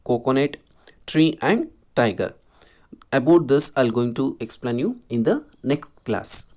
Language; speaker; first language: English; non-native, local second language; Kannada